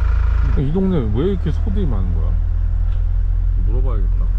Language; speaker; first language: Korean; native; Korean